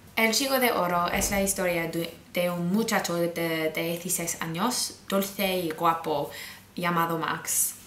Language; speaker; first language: Spanish; non-native, learner; English